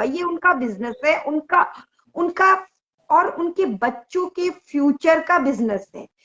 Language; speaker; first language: Hindi; native; Hindi